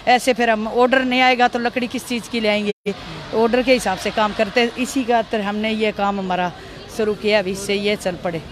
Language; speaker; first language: Hindi; native; Hindi